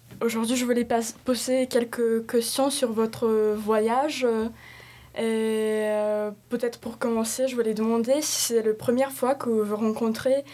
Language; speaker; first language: French; non-native, fluent; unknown